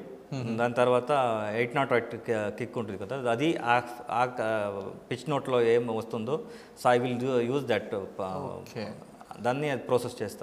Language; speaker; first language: Telugu; non-native, learner; Kannada